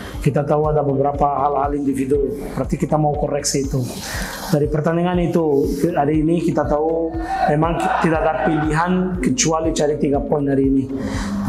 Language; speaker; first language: Indonesian; non-native, fluent; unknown